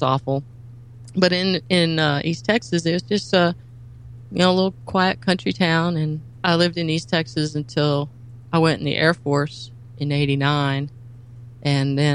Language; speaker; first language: English; native; English